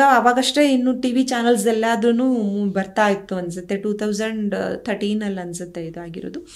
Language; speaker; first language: Kannada; native; Kannada